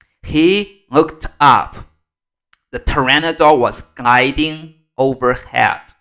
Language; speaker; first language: English; non-native, fluent; Chinese